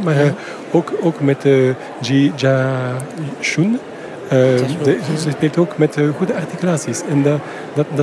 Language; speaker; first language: Dutch; non-native, fluent; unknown